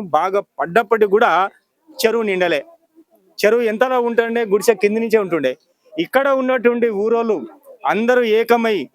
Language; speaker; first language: Telugu; non-native, local second language; Lambadi